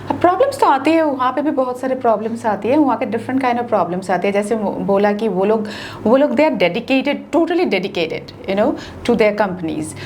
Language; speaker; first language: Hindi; non-native, local second language; Bangla